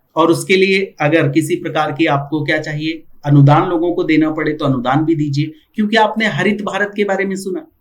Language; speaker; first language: Hindi; non-native, local second language; Marathi